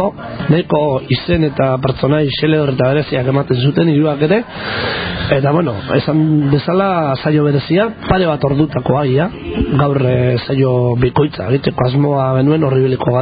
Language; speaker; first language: Basque; native; Basque